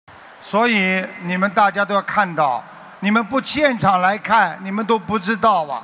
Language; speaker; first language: Chinese; native; Chinese